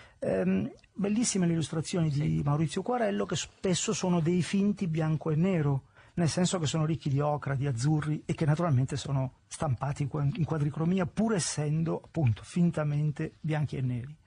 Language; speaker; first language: Italian; native; Italian